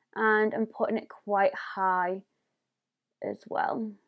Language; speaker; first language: English; native; English